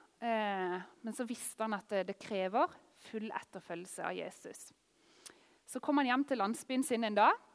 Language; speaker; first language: Norwegian; native; Norwegian